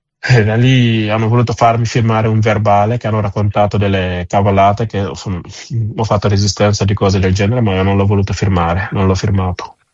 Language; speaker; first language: Italian; non-native, fluent; Wolof